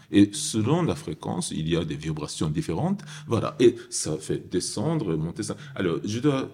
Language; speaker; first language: French; non-native, fluent; Japanese